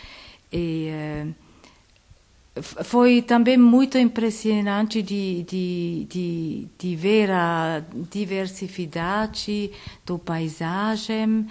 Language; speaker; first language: Portuguese; non-native, learner; Italian